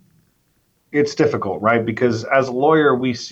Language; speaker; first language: English; native; English